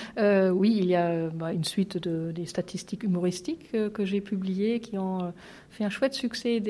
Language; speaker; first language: French; non-native, fluent; German